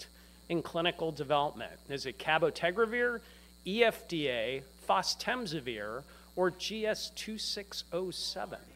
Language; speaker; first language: English; native; English